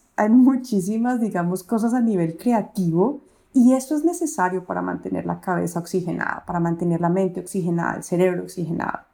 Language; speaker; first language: Spanish; native; Spanish